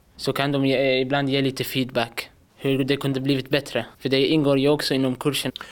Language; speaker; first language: Swedish; early bilingual, other home language; Arabic